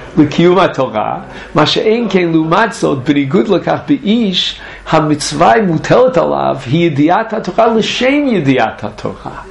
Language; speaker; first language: Hebrew; non-native, fluent; English